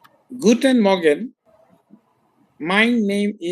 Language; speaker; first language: German; non-native, learner; Bangla